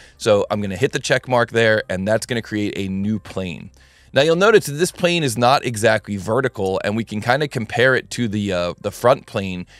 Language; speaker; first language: English; native; English